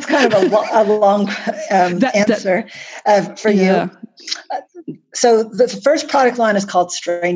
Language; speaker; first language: English; native; English